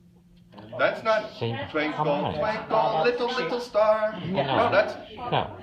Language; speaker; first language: English; native; English